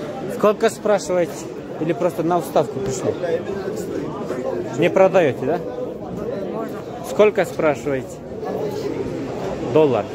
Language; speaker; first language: Russian; non-native, local second language; Kyrgyz